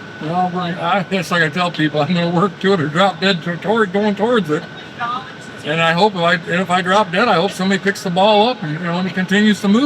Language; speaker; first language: English; native; English